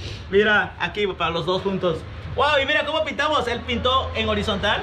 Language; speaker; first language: Spanish; native; Spanish